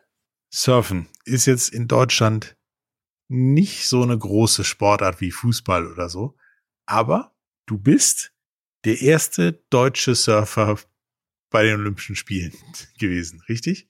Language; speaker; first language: German; native; German